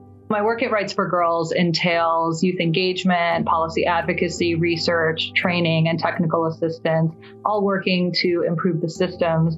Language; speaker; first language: English; early bilingual, other home language; Persian